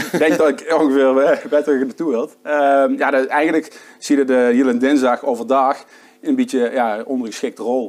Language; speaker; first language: Dutch; native; Dutch